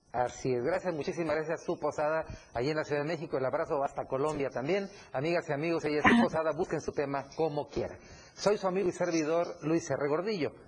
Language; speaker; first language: Spanish; native; Spanish